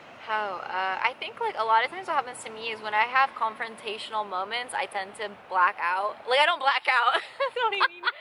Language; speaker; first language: English; native; English